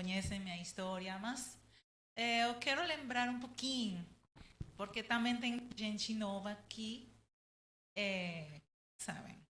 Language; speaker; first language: Portuguese; non-native, learner; Spanish